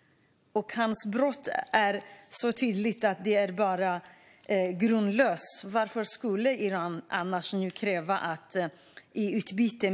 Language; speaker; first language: Swedish; non-native, fluent; Kurdish